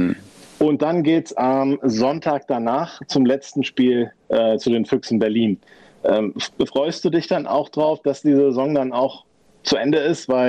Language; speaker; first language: German; native; German